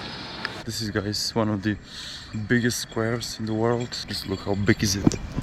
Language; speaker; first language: English; non-native, fluent; Macedonian